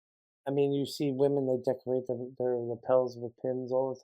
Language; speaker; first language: English; native; English